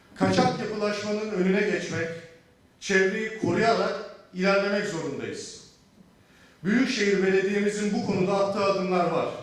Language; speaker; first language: Turkish; native; Turkish